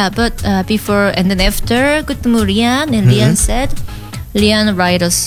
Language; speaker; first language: English; non-native, learner; Korean